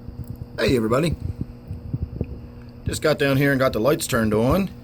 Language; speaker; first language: English; native; English